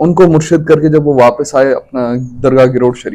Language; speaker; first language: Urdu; non-native, local second language; Sindhi